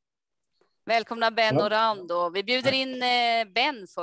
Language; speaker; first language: Swedish; native; Swedish